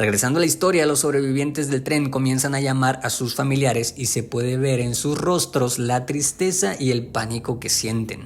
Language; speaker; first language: Spanish; native; Spanish